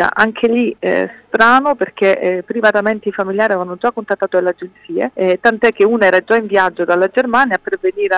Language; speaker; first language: Italian; native; Italian